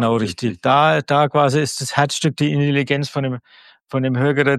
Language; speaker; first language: German; native; German